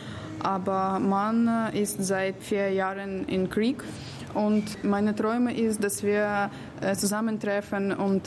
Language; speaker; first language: German; non-native, learner; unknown